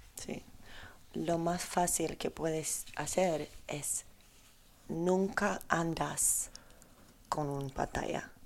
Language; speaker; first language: Spanish; non-native, learner; Polish